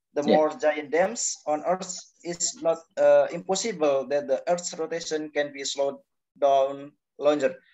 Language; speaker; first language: English; non-native, learner; Indonesian